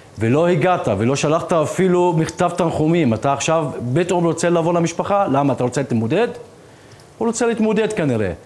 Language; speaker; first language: Hebrew; non-native, local second language; Arabic